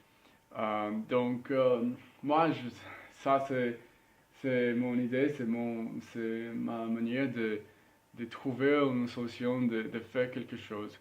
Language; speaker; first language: French; non-native, learner; Spanish